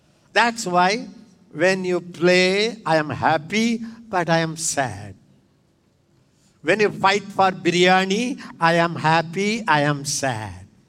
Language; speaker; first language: English; non-native, local second language; Tamil